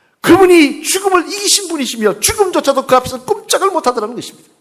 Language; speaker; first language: Korean; native; Korean